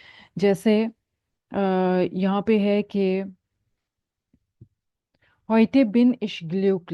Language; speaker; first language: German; non-native, fluent; Urdu